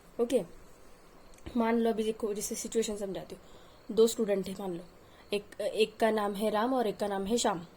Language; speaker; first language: Hindi; non-native, local second language; Marathi